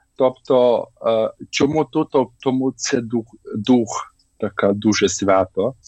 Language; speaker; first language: Ukrainian; non-native, learner; Lithuanian